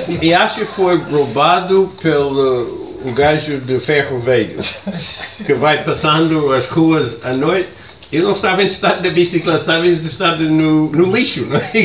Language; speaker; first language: Portuguese; non-native, learner; English